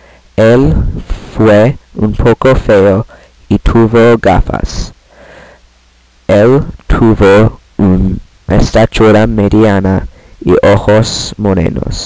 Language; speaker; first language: Spanish; non-native, learner; English